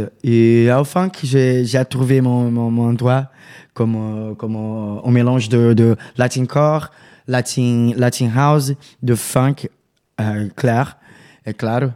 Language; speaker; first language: French; non-native, learner; Portuguese